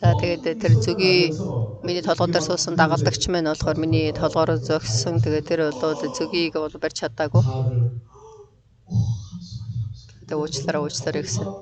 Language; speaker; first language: Mongolian; early bilingual, other home language; Korean